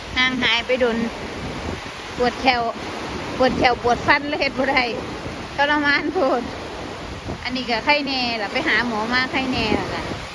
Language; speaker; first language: Thai; non-native, local second language; Northeastern Thai